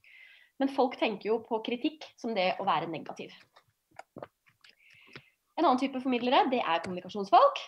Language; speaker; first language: Norwegian; native; Norwegian